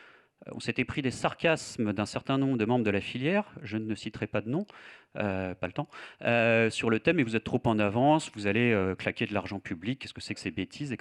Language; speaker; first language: French; native; French